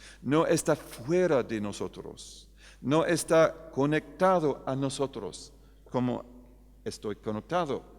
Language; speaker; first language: Spanish; non-native, fluent; English